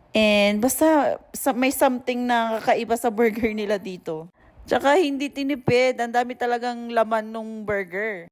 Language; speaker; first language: Filipino; native; Filipino